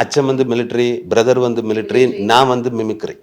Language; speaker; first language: Tamil; non-native, learner; Malayalam